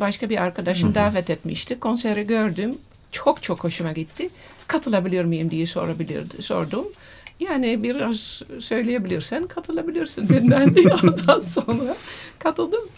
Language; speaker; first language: Turkish; non-native, fluent; Dutch